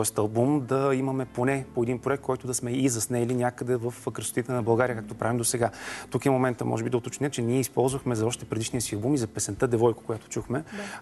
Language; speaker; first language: Bulgarian; native; Bulgarian